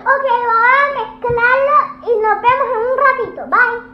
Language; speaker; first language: Spanish; early bilingual, heritage; English